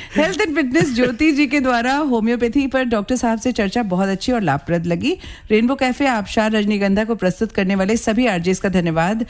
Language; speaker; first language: Hindi; native; Hindi